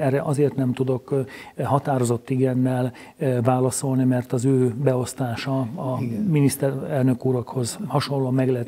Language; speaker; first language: Hungarian; native; Hungarian